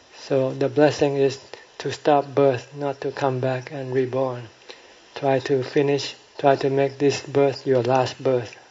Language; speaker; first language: English; non-native, fluent; Thai